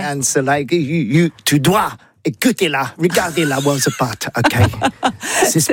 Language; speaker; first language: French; non-native, learner; English